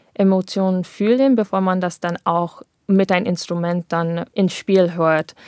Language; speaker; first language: German; non-native, fluent; English